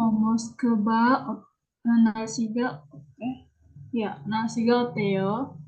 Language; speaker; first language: Korean; non-native, learner; Indonesian